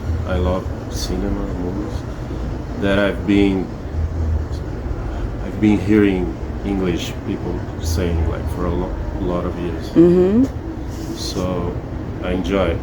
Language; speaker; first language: English; non-native, fluent; Portuguese